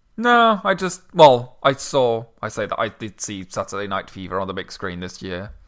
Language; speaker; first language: English; non-native, fluent; Luxembourgish